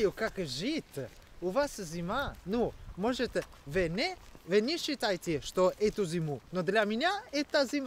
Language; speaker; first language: Russian; non-native, learner; English